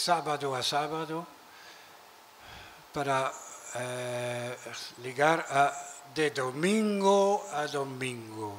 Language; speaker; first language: Spanish; non-native, learner; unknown